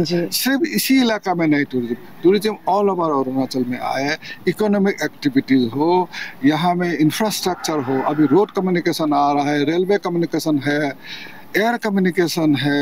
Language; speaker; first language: Hindi; non-native, local second language; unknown